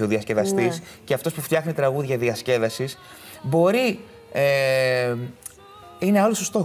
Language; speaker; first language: Greek; native; Greek